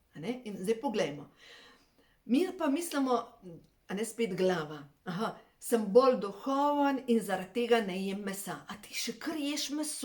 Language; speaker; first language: Slovenian; native; Slovenian